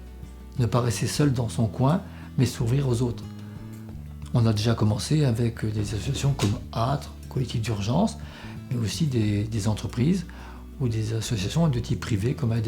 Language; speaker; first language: French; native; French